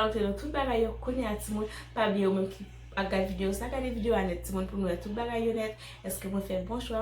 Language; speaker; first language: French; non-native, learner; Haitian Creole